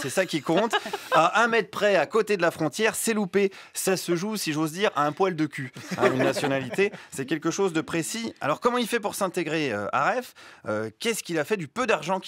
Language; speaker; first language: French; native; French